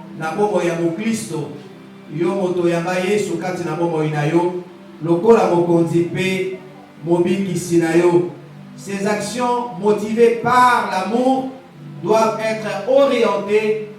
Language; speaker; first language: Lingala; native; Lingala